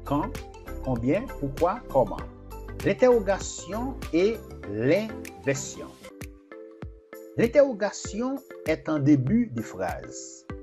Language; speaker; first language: French; non-native, fluent; Portuguese